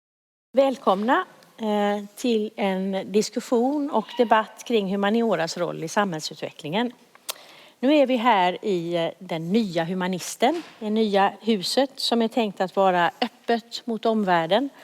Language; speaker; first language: Swedish; native; Swedish